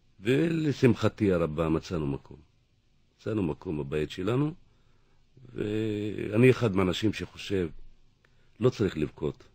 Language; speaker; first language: Hebrew; non-native, local second language; Arabic